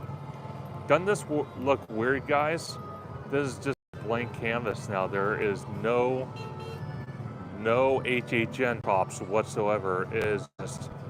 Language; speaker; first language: English; native; English